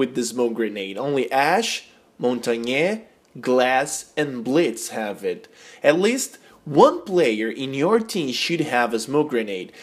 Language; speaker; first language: English; non-native, fluent; Portuguese